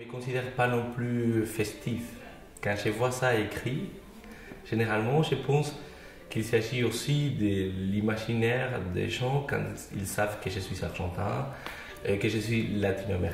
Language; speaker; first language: French; non-native, fluent; Spanish